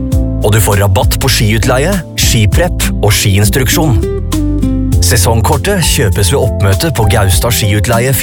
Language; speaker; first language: Norwegian; native; Norwegian